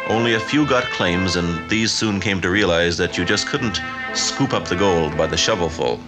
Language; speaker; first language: English; native; English